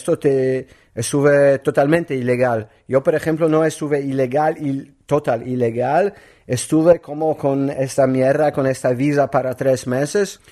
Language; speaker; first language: Spanish; non-native, learner; Polish